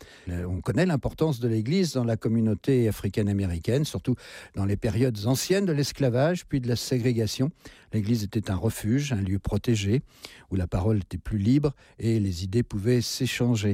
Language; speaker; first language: French; native; French